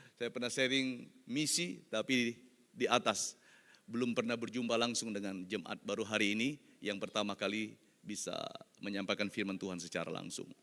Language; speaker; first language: Indonesian; non-native, local second language; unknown